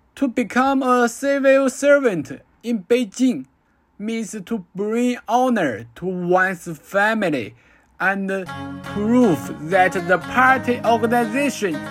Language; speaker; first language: English; non-native, fluent; Chinese